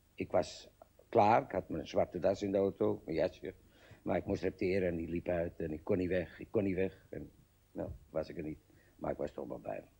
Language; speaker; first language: Dutch; native; Dutch